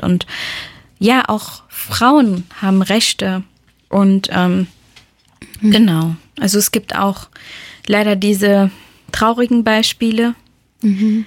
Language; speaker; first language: German; early bilingual, other home language; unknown